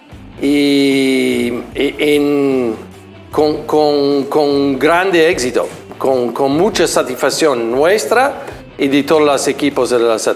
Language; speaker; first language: Spanish; non-native, fluent; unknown